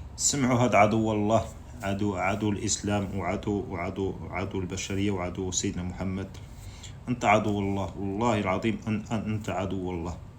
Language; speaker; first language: Arabic; native; Arabic